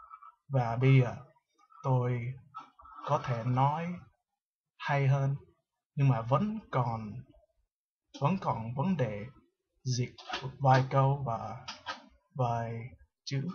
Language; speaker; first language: Vietnamese; early bilingual, heritage; Vietnamese